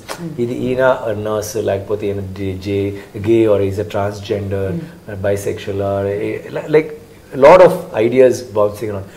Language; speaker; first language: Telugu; non-native, learner; Tamil